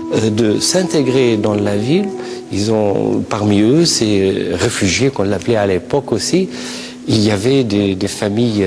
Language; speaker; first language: French; non-native, fluent; Arabic